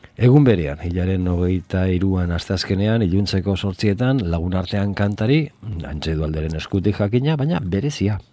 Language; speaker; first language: Basque; native; Basque